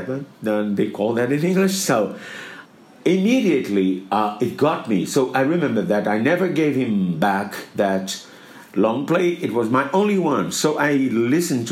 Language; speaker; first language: English; non-native, fluent; Portuguese